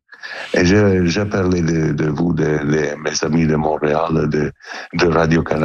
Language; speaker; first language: French; non-native, learner; Italian